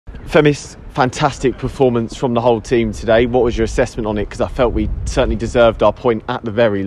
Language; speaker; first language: English; native; English